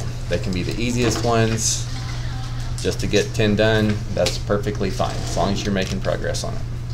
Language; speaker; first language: English; native; English